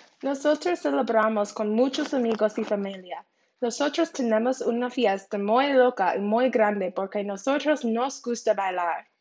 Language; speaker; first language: Spanish; non-native, learner; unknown